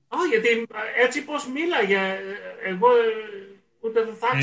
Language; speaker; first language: Greek; early bilingual, heritage; Greek